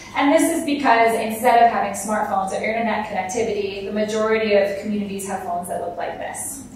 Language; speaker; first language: English; native; English